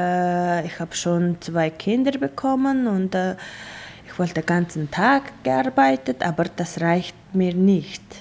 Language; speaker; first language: German; non-native, learner; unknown